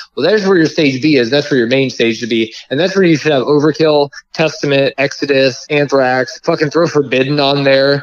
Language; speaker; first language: English; native; English